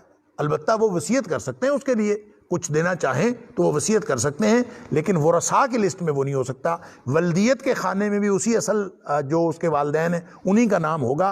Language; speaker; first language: Urdu; native; Urdu